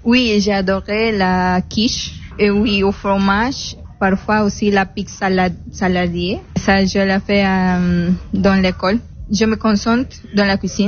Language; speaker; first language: French; non-native, learner; Spanish